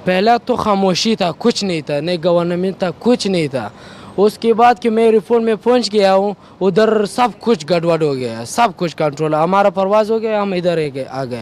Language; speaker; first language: Hindi; non-native, learner; Pashto